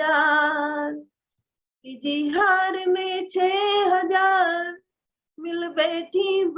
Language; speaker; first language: Hindi; native; Hindi